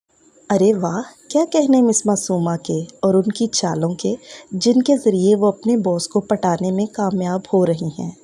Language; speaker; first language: Urdu; native; Urdu